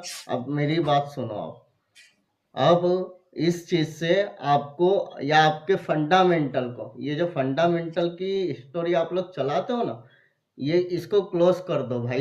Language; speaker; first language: Hindi; native; Hindi